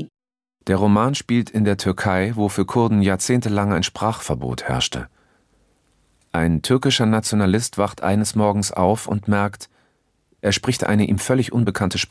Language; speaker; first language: German; native; German